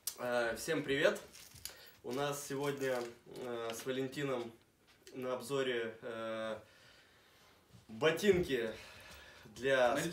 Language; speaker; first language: Russian; native; Russian